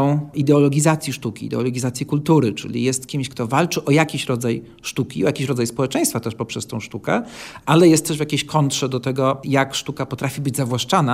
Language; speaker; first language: Polish; native; Polish